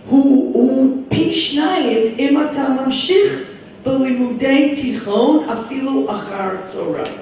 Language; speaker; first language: Hebrew; non-native, fluent; English